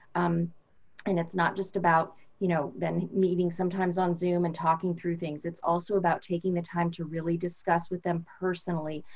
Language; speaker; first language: English; native; English